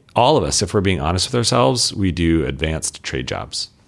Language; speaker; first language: English; native; English